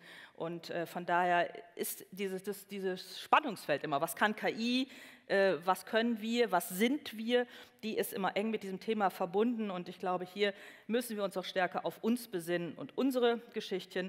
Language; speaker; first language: German; native; German